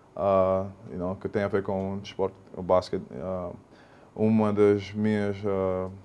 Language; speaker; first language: Portuguese; non-native, fluent; English